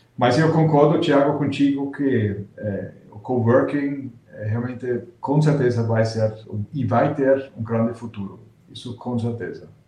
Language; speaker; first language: Portuguese; non-native, fluent; German